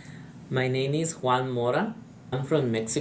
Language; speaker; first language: English; non-native, learner; Spanish